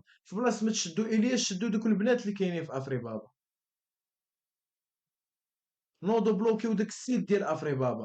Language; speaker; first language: Arabic; native; Arabic